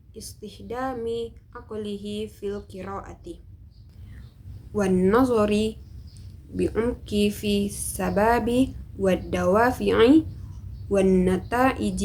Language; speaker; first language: Arabic; non-native, learner; Indonesian